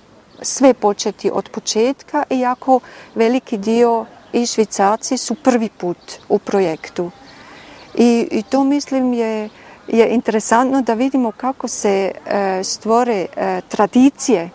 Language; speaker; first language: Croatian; non-native, fluent; German